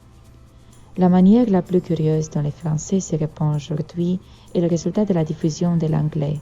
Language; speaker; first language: French; non-native, fluent; Romanian